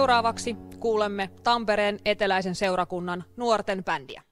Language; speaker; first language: Finnish; native; Finnish